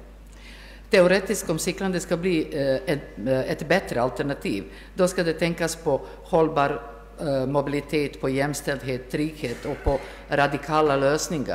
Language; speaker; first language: Swedish; non-native, fluent; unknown